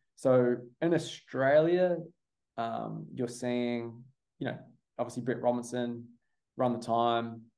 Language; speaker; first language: English; native; English